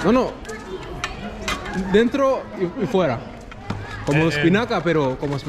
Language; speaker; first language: Spanish; non-native, learner; Swahili